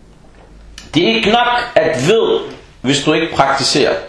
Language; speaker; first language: Danish; early bilingual, other home language; Arabic